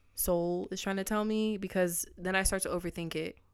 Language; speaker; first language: English; native; English